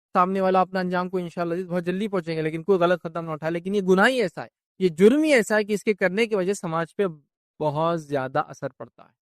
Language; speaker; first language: Urdu; native; Urdu